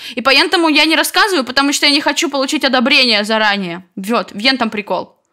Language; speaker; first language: Russian; native; Russian